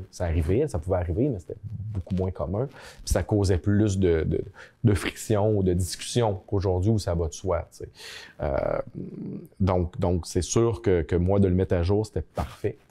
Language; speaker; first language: French; native; French